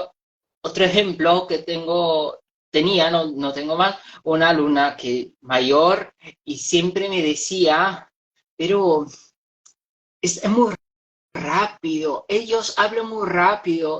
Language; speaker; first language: Spanish; non-native, fluent; Portuguese